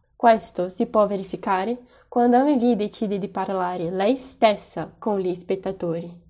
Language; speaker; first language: Italian; non-native, fluent; Portuguese